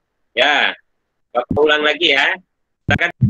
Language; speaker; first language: Indonesian; native; Indonesian